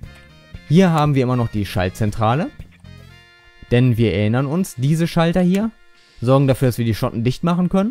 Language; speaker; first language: German; native; German